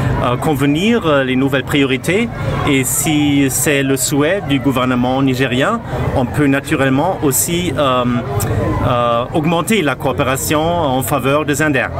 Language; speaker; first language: French; non-native, fluent; German